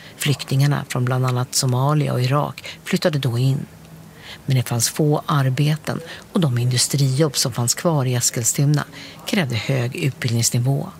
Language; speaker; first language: Swedish; native; Swedish